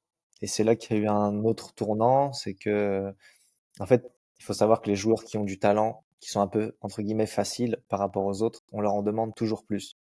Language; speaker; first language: French; native; French